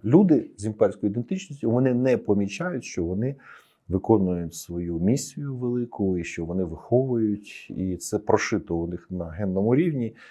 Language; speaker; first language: Ukrainian; native; Ukrainian